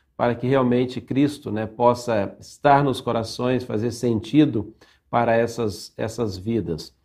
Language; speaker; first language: Portuguese; native; Portuguese